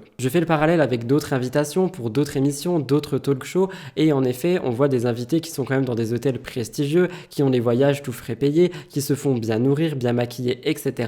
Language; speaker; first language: French; native; French